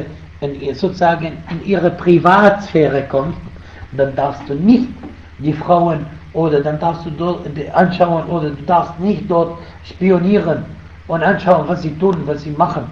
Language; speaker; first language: German; non-native, fluent; Arabic